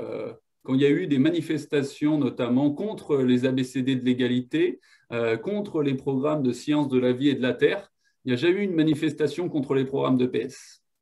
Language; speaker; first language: French; native; French